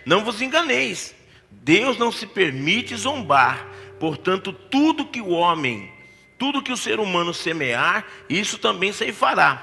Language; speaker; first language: Portuguese; native; Portuguese